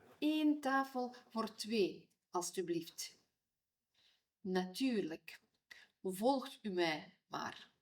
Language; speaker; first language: Dutch; non-native, fluent; Ukrainian